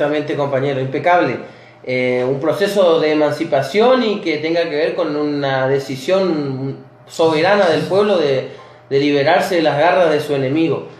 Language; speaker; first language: Spanish; native; Spanish